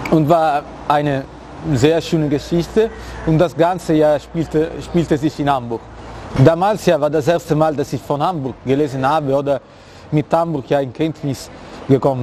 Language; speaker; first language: German; early bilingual, other home language; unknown